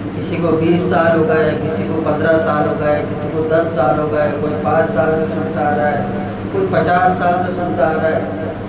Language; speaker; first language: Urdu; native; Urdu